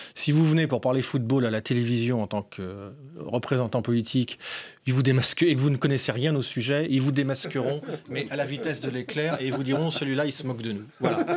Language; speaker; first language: French; native; French